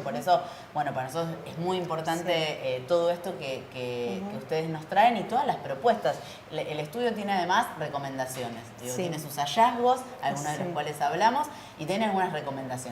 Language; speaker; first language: Spanish; native; Spanish